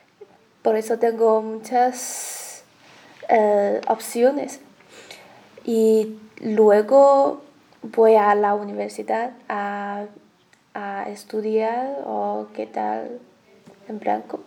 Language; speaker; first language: Spanish; non-native, learner; Chinese